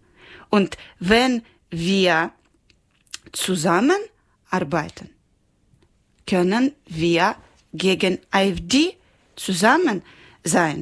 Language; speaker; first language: German; non-native, learner; Ukrainian